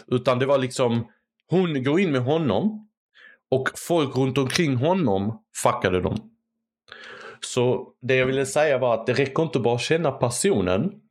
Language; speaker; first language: Swedish; native; Swedish